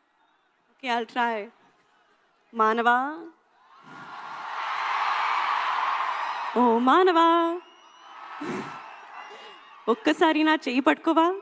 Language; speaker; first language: Telugu; non-native, learner; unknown